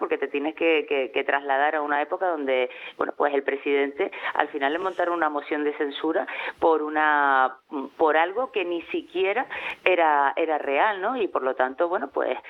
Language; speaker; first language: Spanish; native; Spanish